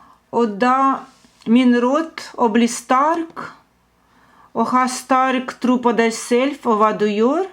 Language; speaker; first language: Norwegian; non-native, fluent; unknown